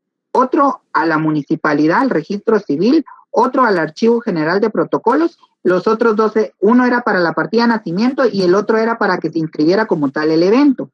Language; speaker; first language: Spanish; native; Spanish